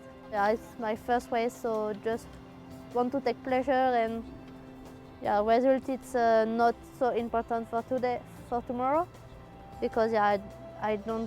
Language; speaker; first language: English; non-native, fluent; French